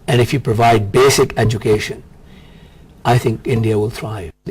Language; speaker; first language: English; non-native, local second language; Punjabi